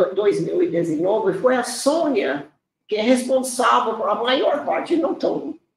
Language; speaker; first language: Portuguese; non-native, fluent; English